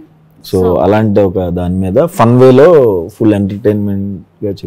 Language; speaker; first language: Telugu; native; Telugu